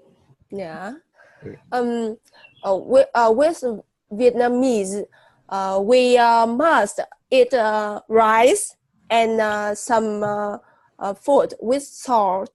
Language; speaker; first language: English; non-native, learner; Vietnamese